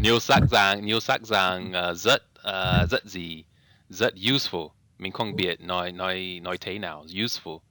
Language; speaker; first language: Vietnamese; non-native, learner; English